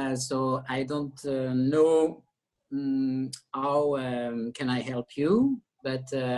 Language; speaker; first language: English; non-native, learner; French